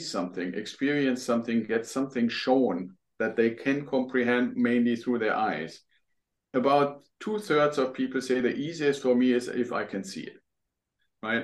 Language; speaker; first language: English; non-native, fluent; German